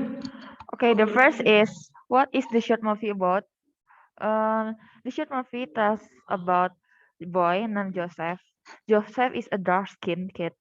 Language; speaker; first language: English; non-native, learner; Indonesian